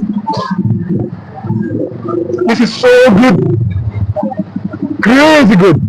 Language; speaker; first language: English; non-native, fluent; French